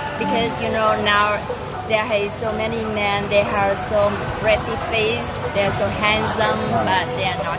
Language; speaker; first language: English; non-native, learner; Vietnamese